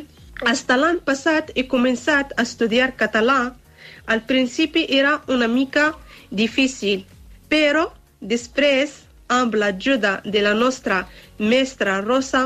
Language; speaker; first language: Catalan; non-native, learner; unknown